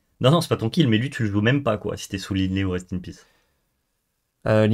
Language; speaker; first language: French; native; French